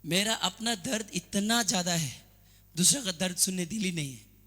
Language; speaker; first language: Hindi; non-native, local second language; Assamese